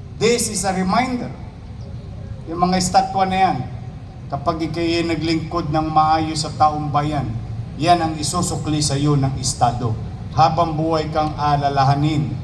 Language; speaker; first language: Filipino; native; Filipino